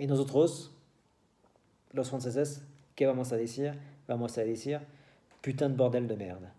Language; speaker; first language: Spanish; non-native, learner; French